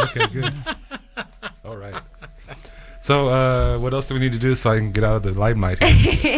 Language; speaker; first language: English; native; English